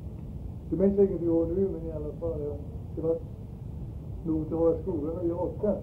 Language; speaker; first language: Swedish; early bilingual, heritage; Swedish